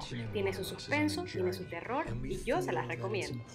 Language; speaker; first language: Spanish; native; Spanish